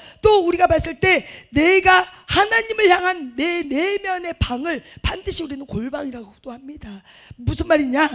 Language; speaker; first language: Korean; native; Korean